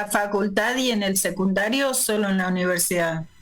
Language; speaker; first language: Spanish; native; Spanish